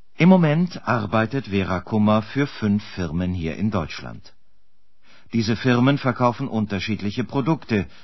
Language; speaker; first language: German; native; German